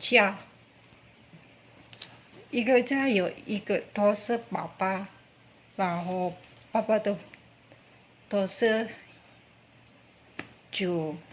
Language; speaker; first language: Chinese; non-native, learner; Indonesian